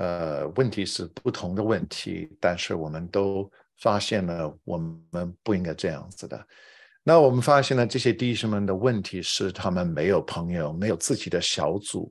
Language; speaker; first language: Chinese; non-native, fluent; English